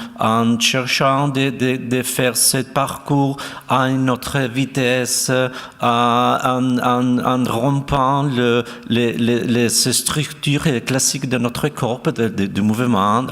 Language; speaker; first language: French; non-native, fluent; Spanish